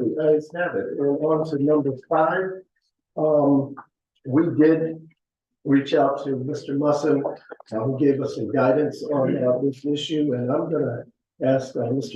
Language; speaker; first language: English; native; English